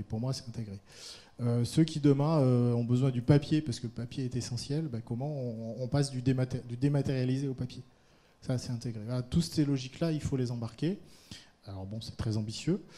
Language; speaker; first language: French; native; French